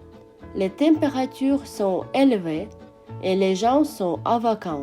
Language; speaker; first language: French; non-native, fluent; Russian